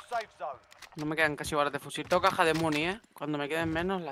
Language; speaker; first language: Spanish; native; Spanish